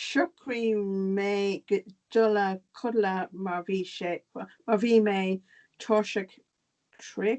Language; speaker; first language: Irish; non-native, local second language; English